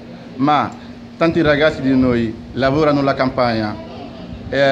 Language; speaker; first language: Italian; non-native, learner; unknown